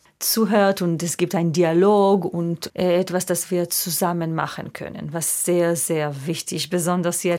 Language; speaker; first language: German; non-native, fluent; Hebrew